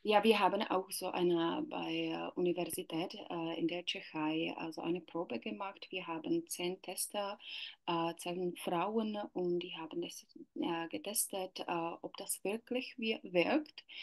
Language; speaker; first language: German; non-native, learner; Czech